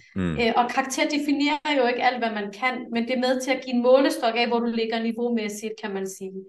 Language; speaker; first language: Danish; early bilingual, other home language; English